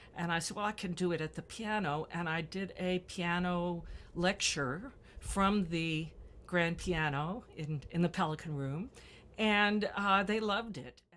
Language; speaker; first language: English; native; English